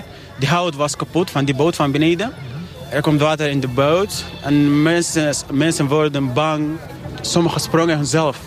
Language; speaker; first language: Dutch; non-native, learner; Arabic